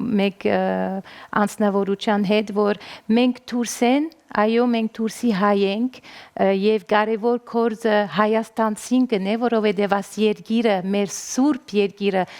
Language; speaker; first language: Armenian; early bilingual, heritage; Armenian